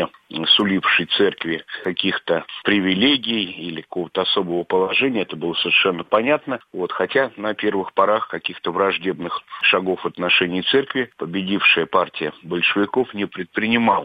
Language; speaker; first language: Russian; native; Russian